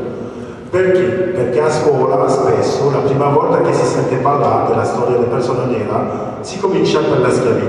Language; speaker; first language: Italian; early bilingual, other home language; French